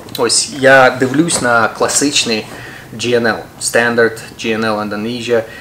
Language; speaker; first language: Ukrainian; non-native, local second language; Russian